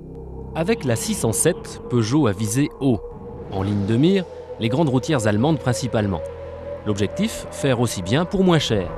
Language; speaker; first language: French; native; French